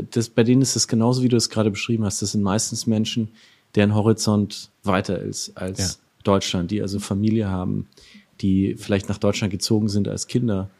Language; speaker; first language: German; native; German